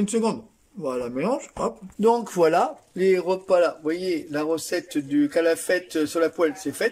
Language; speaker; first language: French; native; French